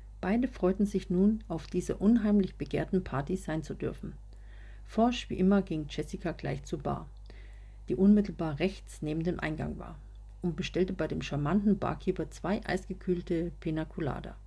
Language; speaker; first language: German; native; German